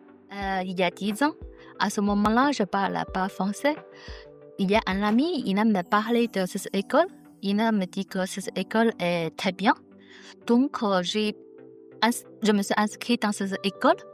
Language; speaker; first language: French; non-native, learner; Chinese